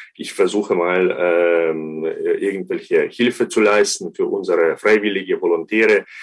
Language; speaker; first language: German; non-native, fluent; Ukrainian